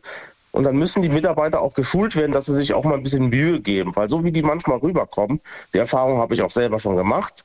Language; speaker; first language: German; native; German